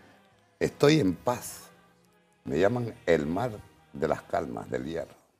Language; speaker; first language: Spanish; native; Spanish